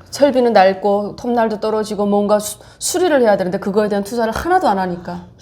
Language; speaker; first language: Korean; native; Korean